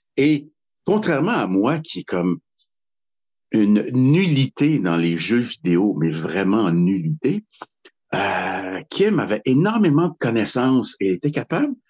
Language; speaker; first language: French; native; French